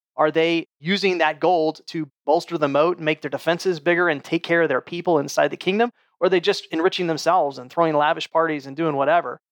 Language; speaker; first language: English; native; English